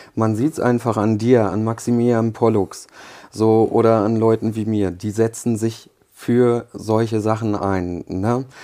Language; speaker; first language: German; early bilingual, other home language; Polish